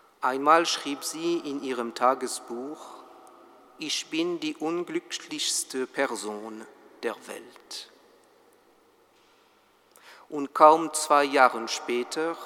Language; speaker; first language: German; non-native, fluent; French